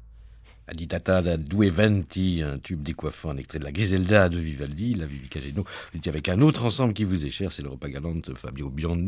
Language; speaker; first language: French; native; French